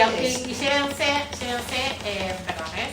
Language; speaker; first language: Spanish; native; Spanish